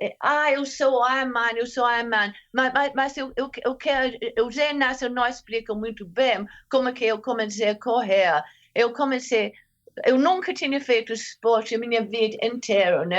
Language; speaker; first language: Portuguese; non-native, fluent; English